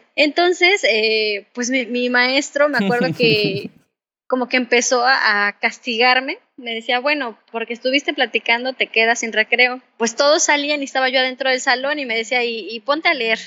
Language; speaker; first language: Spanish; native; Spanish